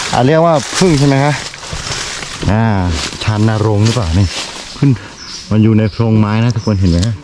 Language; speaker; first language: Thai; non-native, local second language; Karen languages